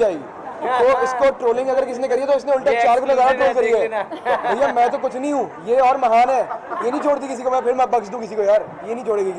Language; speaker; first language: Hindi; native; Hindi